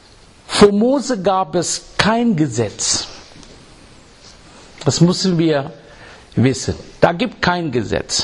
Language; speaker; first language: German; non-native, fluent; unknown